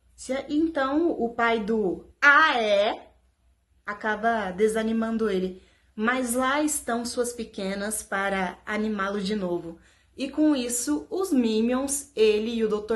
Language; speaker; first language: Portuguese; native; Portuguese